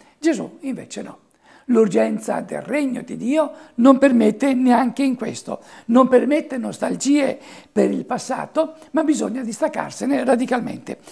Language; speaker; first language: Italian; native; Italian